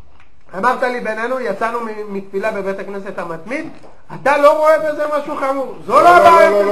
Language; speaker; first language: Hebrew; native; Hebrew